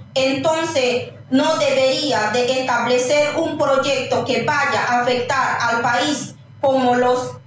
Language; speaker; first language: Spanish; non-native, local second language; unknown